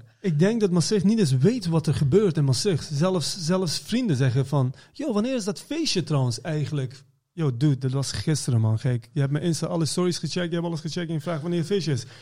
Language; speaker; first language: Dutch; early bilingual, other home language; Persian